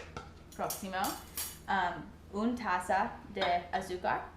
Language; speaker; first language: Spanish; non-native, learner; English